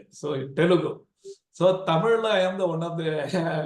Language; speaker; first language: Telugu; non-native, local second language; Tamil